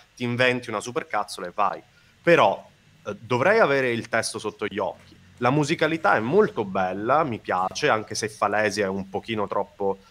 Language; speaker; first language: Italian; non-native, local second language; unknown